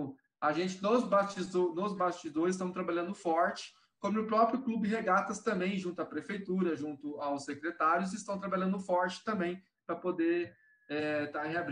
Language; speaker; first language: Portuguese; native; Portuguese